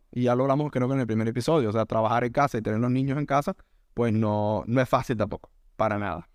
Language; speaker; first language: Spanish; native; Spanish